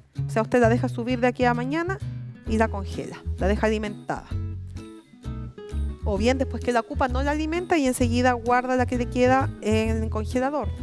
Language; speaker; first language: Spanish; native; Spanish